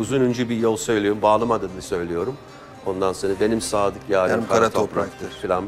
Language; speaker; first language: Turkish; non-native, fluent; English